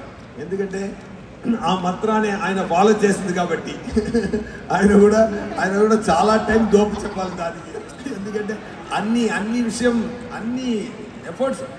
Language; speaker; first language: Telugu; non-native, learner; Tamil